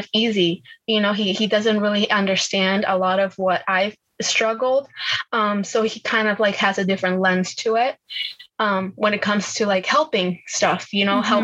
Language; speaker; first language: English; early bilingual, other home language; Spanish